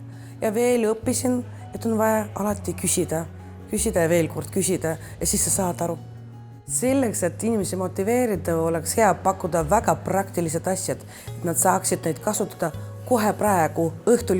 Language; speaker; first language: Estonian; non-native, local second language; Russian